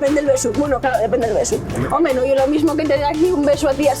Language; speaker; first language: Spanish; native; Spanish